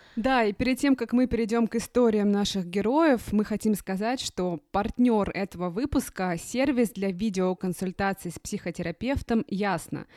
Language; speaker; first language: Russian; native; Russian